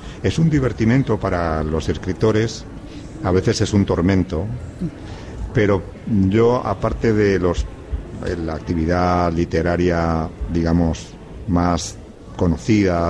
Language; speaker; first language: Spanish; native; Spanish